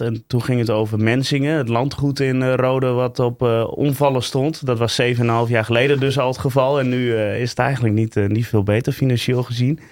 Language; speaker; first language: Dutch; native; Dutch